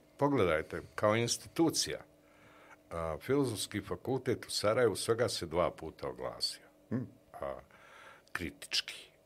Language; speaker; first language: Bosnian; native; Bosnian